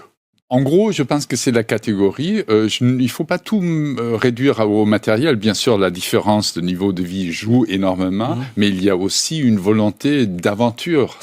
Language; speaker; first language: French; native; French